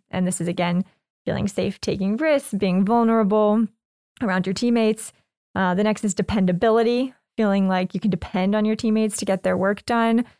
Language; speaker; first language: English; native; English